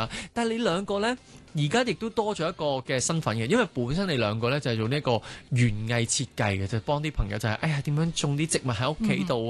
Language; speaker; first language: Cantonese; native; Cantonese